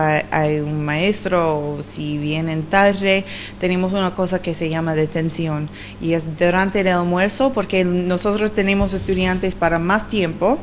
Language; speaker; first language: Spanish; non-native, learner; English